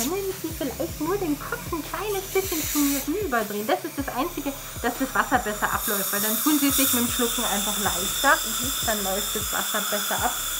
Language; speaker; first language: German; native; German